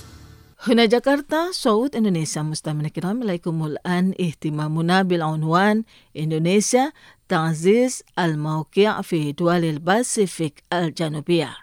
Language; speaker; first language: Arabic; non-native, fluent; Indonesian